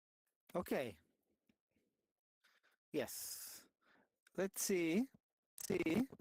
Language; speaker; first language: English; non-native, fluent; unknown